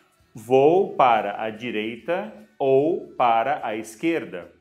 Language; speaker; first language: Portuguese; non-native, fluent; Arabic